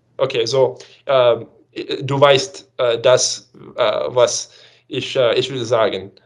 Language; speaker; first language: German; non-native, learner; English